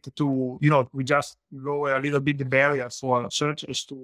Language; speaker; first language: English; non-native, fluent; Italian